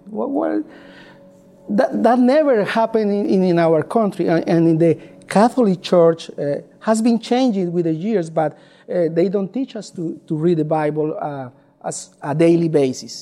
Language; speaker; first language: English; non-native, learner; Spanish